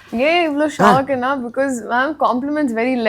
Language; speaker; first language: Tamil; non-native, learner; Telugu